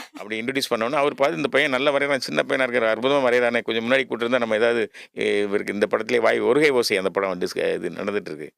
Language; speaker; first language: Tamil; native; Tamil